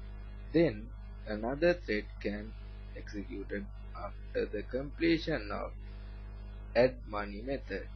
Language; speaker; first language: English; non-native, learner; Sinhala